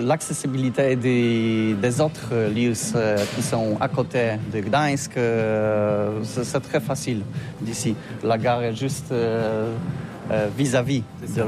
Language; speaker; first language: French; non-native, learner; Polish